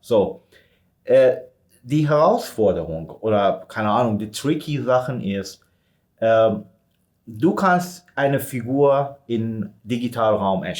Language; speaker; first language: German; non-native, fluent; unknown